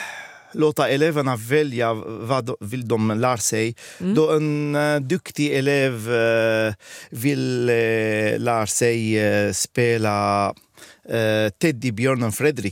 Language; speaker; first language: Swedish; non-native, fluent; Arabic